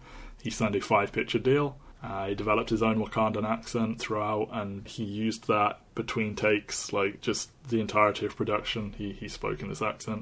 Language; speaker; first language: English; native; English